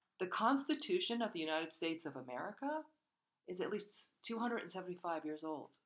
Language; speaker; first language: English; early bilingual, other home language; Korean